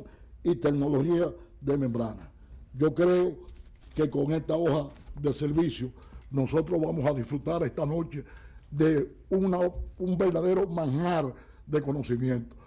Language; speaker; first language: Spanish; native; Spanish